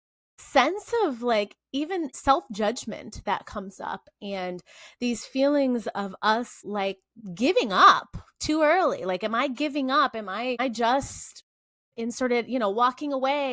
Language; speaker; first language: English; native; English